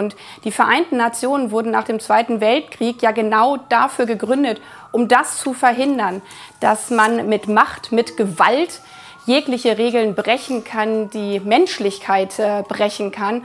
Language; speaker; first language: German; native; German